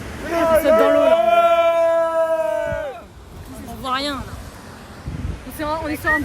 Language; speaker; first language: French; native; French